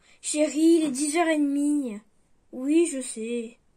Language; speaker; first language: French; native; French